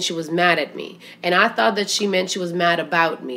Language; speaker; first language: English; early bilingual, other home language; Albanian